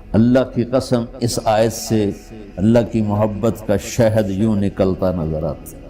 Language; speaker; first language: Urdu; non-native, local second language; Punjabi